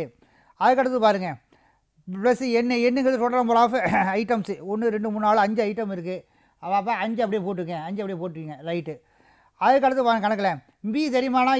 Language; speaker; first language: Tamil; native; Tamil